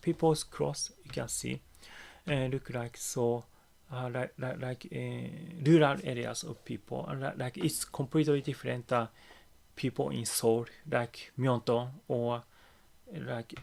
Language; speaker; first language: English; non-native, learner; Japanese